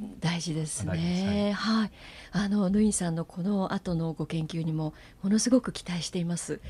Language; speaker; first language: Japanese; native; Japanese